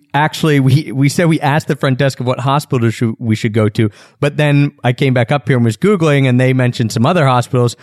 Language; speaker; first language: English; native; English